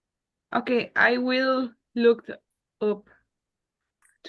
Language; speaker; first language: English; non-native, learner; Spanish